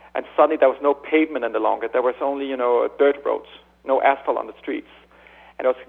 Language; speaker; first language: English; non-native, fluent; Danish